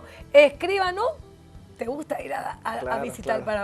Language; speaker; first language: Spanish; native; Spanish